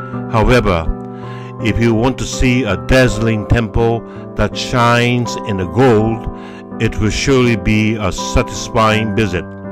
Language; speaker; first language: English; non-native, fluent; Japanese